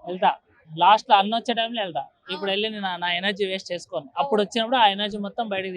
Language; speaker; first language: Telugu; native; Telugu